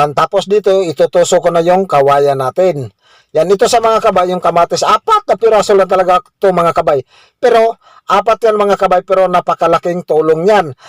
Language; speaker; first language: Filipino; non-native, local second language; Cebuano